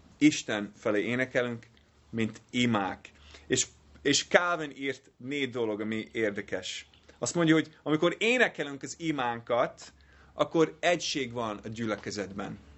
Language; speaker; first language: Hungarian; non-native, learner; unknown